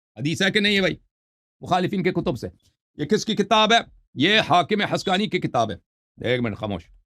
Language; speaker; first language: Urdu; native; Urdu